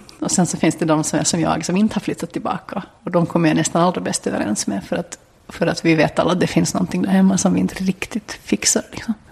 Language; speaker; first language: Swedish; native; Swedish